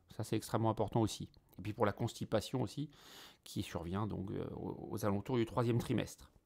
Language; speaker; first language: French; native; French